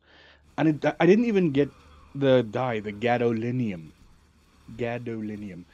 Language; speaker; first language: English; native; English